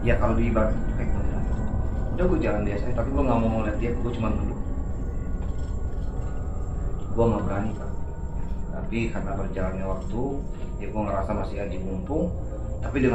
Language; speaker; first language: Indonesian; native; Indonesian